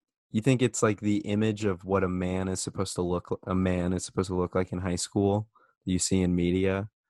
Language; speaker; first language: English; native; English